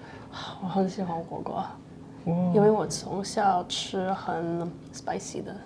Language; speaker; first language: Chinese; early bilingual, other home language; Russian